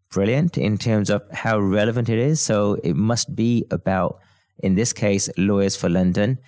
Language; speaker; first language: English; native; English